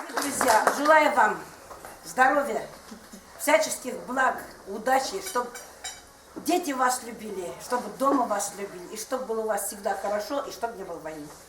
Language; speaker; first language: Russian; non-native, local second language; Udmurt